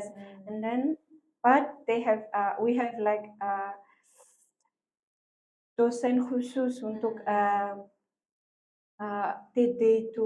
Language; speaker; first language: English; non-native, learner; Malagasy